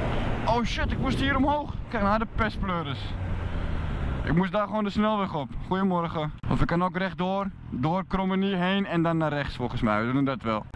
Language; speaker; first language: Dutch; native; Dutch